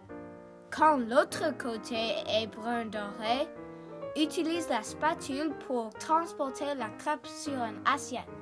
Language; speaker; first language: French; non-native, learner; English